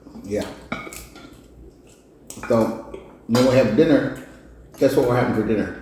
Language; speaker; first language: English; native; English